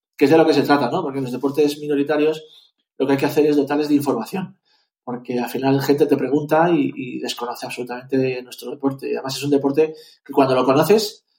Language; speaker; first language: Spanish; native; Spanish